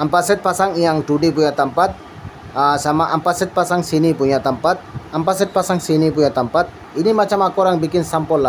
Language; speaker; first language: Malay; non-native, learner; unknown